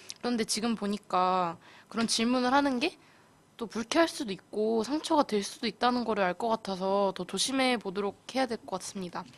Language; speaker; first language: Korean; native; Korean